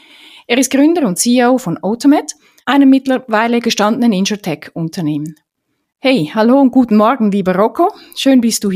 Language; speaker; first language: German; native; German